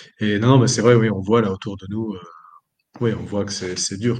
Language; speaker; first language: French; native; French